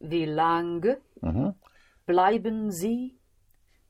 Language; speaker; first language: German; non-native, learner; English